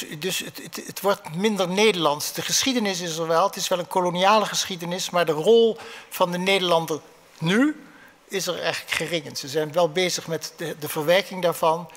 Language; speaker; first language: Dutch; native; Dutch